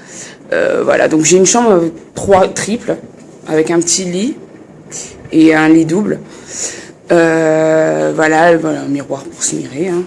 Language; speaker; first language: French; native; French